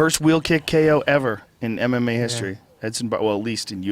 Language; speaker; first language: English; native; English